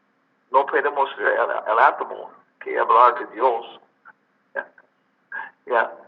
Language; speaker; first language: Spanish; non-native, learner; English